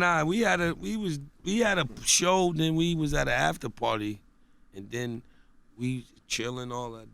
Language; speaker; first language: English; native; English